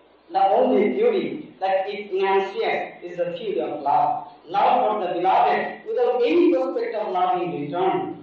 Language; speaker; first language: English; non-native, local second language; Bangla